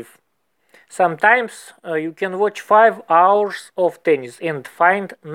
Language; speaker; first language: English; non-native, learner; Russian